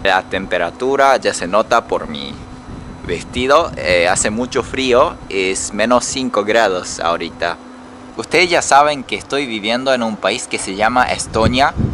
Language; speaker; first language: Spanish; non-native, fluent; Japanese